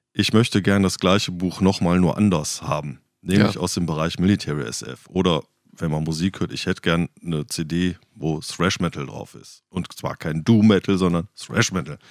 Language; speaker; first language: German; native; German